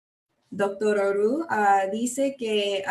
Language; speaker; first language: Spanish; non-native, learner; English